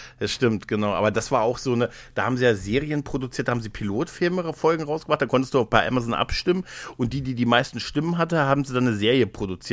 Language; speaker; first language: German; native; German